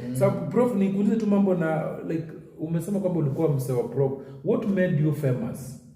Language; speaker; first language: Swahili; non-native, local second language; Luyia